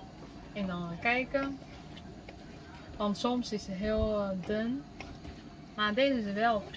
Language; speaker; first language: Dutch; non-native, learner; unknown